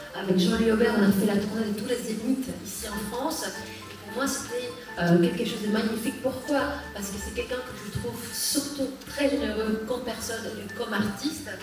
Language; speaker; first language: French; early bilingual, other home language; Spanish